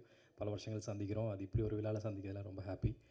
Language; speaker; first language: Tamil; native; Tamil